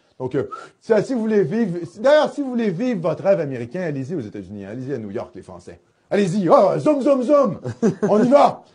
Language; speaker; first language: French; native; French